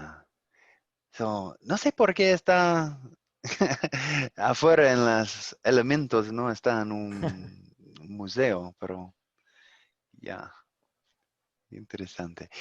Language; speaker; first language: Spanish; non-native, fluent; English